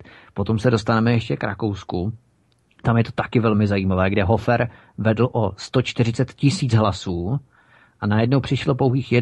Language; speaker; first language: Czech; native; Czech